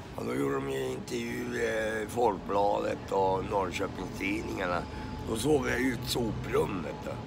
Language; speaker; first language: Swedish; non-native, fluent; Finnish